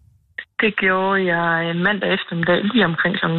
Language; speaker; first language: Danish; native; Danish